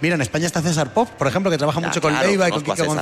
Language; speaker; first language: Spanish; native; Spanish